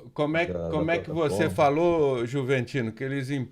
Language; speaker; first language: Portuguese; native; Portuguese